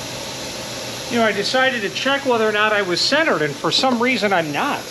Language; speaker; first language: English; native; English